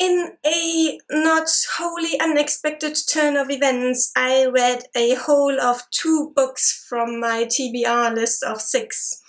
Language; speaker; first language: English; non-native, fluent; German